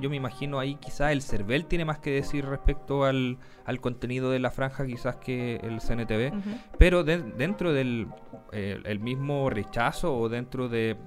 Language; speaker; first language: Spanish; native; Spanish